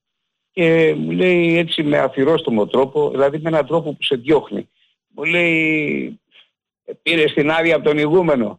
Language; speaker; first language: Greek; native; Greek